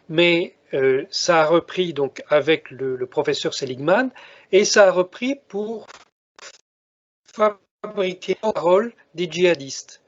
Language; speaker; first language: French; native; French